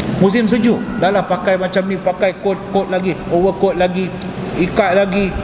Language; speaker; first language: Malay; non-native, local second language; Tamil